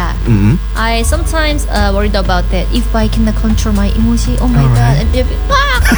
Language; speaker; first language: English; non-native, learner; Korean